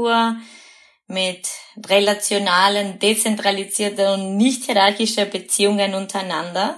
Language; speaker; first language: German; non-native, fluent; Spanish